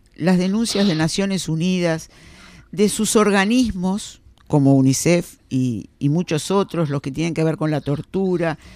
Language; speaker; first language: Spanish; native; Spanish